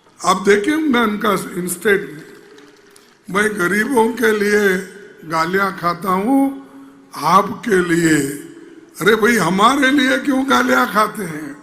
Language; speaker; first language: Hindi; non-native, local second language; Kannada